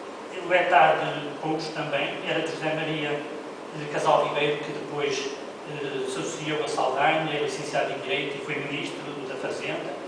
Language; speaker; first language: Portuguese; native; Portuguese